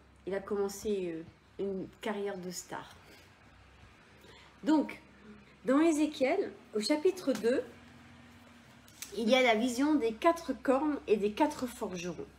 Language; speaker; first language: French; native; French